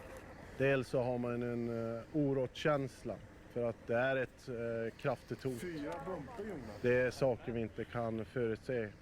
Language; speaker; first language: Swedish; native; Swedish